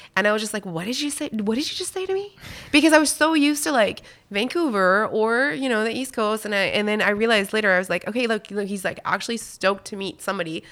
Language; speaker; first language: English; non-native, fluent; French